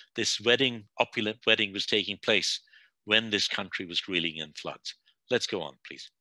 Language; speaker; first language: English; non-native, local second language; Bangla